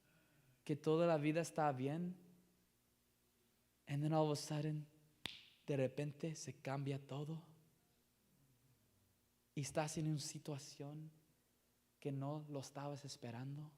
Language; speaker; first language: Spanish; non-native, learner; English